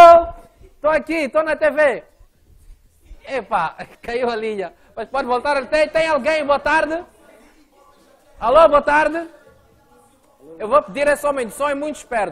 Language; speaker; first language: Portuguese; native; Portuguese